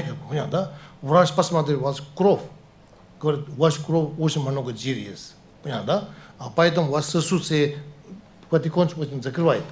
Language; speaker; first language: Russian; non-native, learner; Tibetan